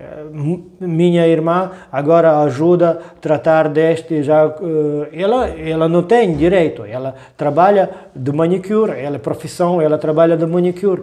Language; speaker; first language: Portuguese; non-native, learner; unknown